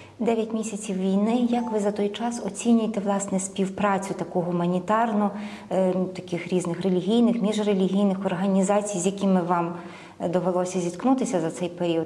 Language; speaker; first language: Ukrainian; native; Ukrainian